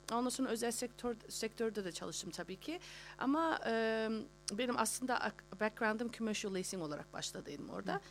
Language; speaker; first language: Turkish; early bilingual, heritage; Turkish